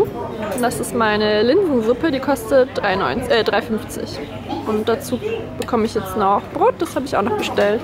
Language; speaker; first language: German; native; German